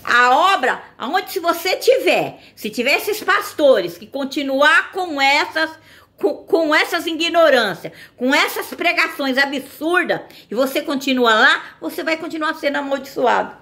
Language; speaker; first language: Portuguese; native; Portuguese